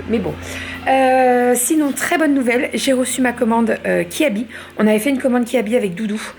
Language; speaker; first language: French; native; French